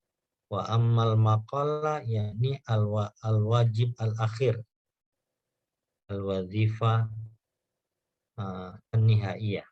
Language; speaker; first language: Arabic; non-native, fluent; Indonesian